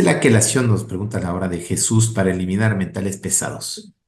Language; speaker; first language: Spanish; native; Spanish